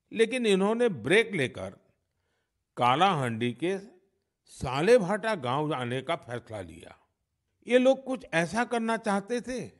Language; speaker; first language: Hindi; non-native, local second language; Gujarati